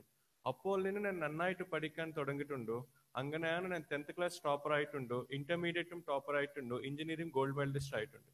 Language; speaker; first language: Malayalam; non-native, learner; Telugu